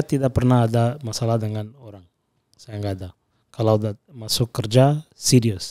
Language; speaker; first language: Indonesian; non-native, fluent; Portuguese